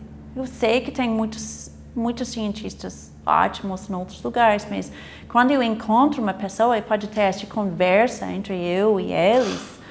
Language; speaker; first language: Portuguese; non-native, fluent; English